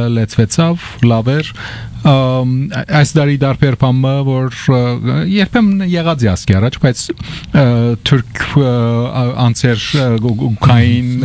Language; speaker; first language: Armenian; early bilingual, heritage; Armenian